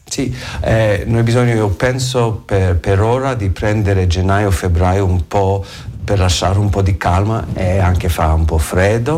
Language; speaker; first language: Italian; non-native, learner; English